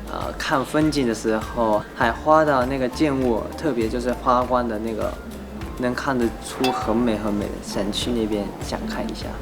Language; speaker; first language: Chinese; non-native, learner; Japanese